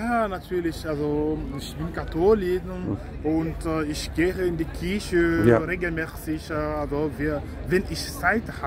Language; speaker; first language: German; non-native, fluent; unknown